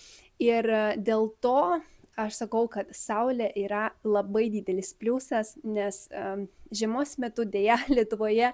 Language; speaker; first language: Lithuanian; early bilingual, other home language; Spanish